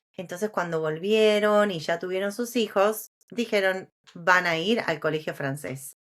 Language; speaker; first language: Spanish; native; Spanish